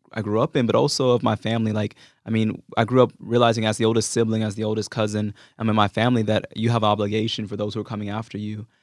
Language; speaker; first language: English; native; English